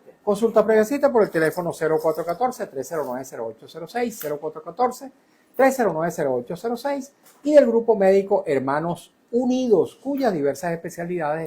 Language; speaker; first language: Spanish; native; Spanish